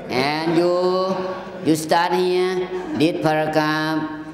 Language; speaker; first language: English; non-native, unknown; Thai